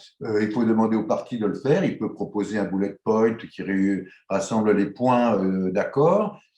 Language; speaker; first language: French; native; French